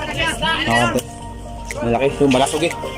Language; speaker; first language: Filipino; native; Filipino